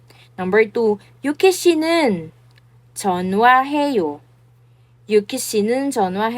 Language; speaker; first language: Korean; non-native, fluent; Filipino